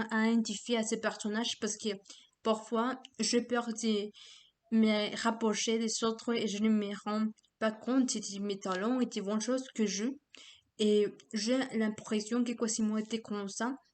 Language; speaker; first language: French; non-native, learner; Spanish